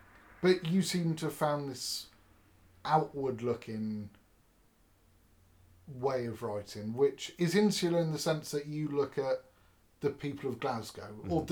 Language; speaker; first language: English; native; English